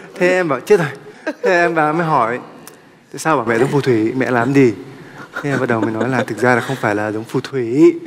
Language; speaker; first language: Vietnamese; native; Vietnamese